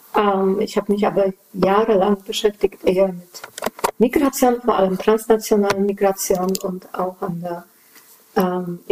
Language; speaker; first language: German; non-native, fluent; Polish